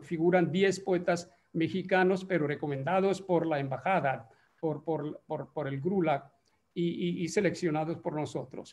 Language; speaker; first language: Spanish; non-native, fluent; Bangla